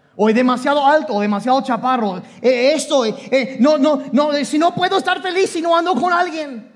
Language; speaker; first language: Spanish; non-native, fluent; English